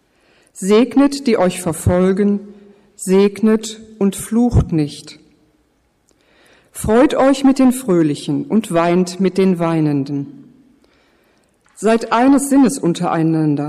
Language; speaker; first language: German; native; German